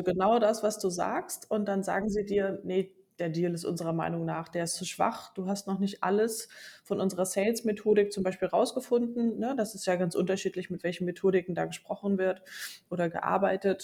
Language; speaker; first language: German; native; German